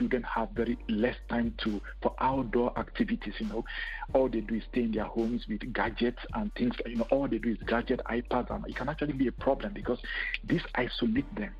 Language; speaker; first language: English; non-native, local second language; Igbo